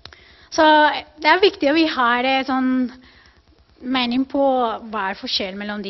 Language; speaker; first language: Norwegian; non-native, fluent; Spanish